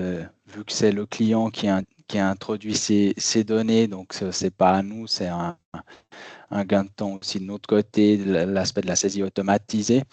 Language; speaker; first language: French; native; French